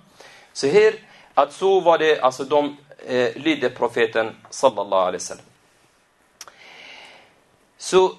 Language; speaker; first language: Swedish; non-native, fluent; Arabic